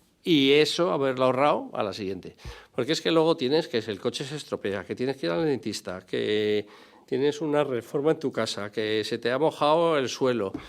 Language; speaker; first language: Spanish; native; Spanish